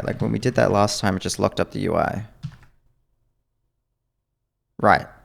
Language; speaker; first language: English; native; English